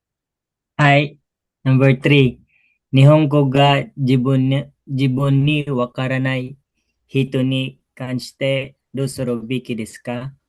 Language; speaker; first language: Japanese; non-native, learner; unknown